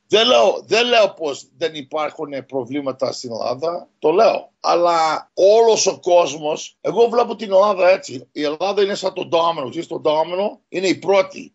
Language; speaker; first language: Greek; early bilingual, heritage; Greek